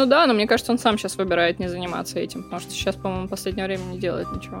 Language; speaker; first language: Russian; native; Russian